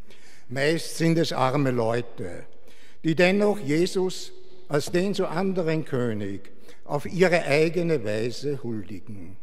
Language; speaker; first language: German; native; German